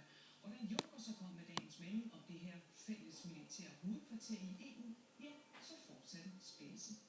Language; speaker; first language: Danish; native; Danish